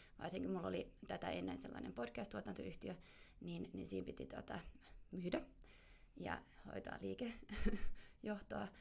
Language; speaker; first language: Finnish; non-native, fluent; German